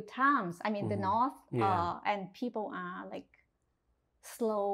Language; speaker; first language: English; non-native, fluent; Thai